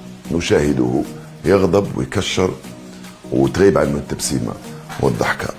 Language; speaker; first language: Arabic; native; Arabic